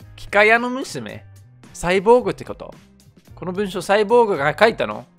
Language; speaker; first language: Japanese; non-native, fluent; English